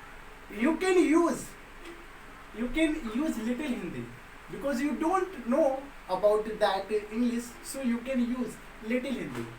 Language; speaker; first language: English; non-native, local second language; Hindi